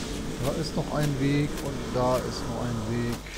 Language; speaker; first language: German; native; German